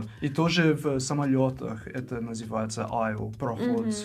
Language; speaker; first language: Russian; non-native, fluent; English